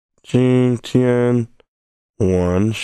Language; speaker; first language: Chinese; non-native, learner; English